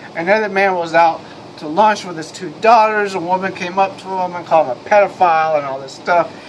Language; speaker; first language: English; native; English